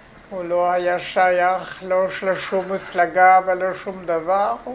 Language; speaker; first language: Hebrew; non-native, fluent; French